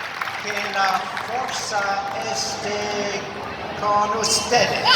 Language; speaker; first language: Spanish; non-native, learner; English